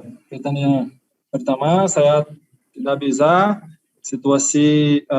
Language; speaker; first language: Indonesian; non-native, learner; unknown